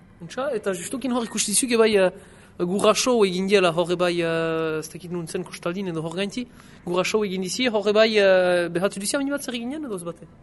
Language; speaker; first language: Basque; native; Basque